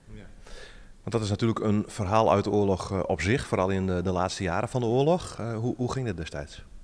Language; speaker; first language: Dutch; native; Dutch